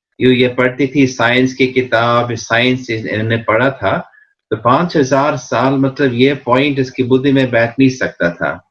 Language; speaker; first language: Hindi; native; Hindi